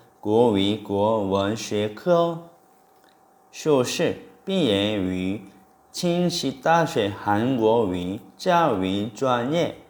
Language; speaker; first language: Chinese; non-native, learner; Korean